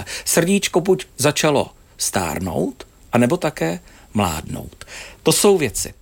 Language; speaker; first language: Czech; native; Czech